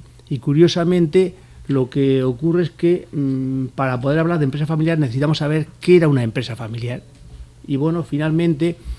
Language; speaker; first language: Spanish; native; Spanish